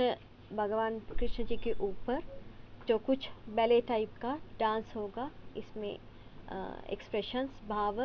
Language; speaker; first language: Hindi; non-native, fluent; Sinhala